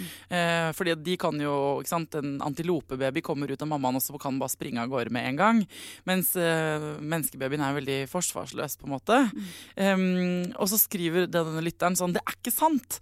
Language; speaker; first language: Norwegian; native; Norwegian